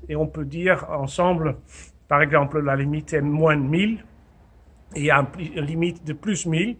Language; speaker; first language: French; non-native, fluent; Dutch